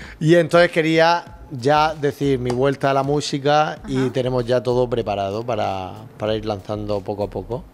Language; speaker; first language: Spanish; native; Spanish